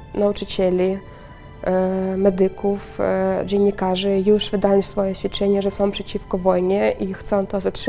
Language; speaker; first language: Polish; non-native, fluent; Russian